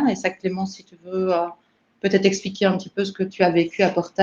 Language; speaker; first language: French; native; French